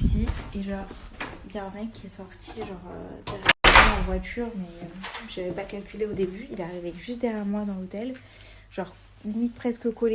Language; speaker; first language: French; native; French